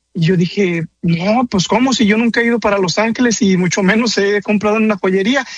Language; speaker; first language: Spanish; native; Spanish